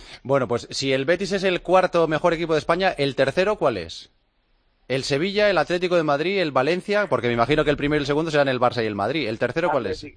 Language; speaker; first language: Spanish; native; Spanish